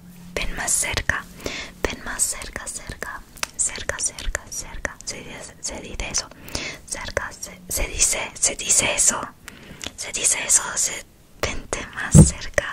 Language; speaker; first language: Spanish; non-native, learner; English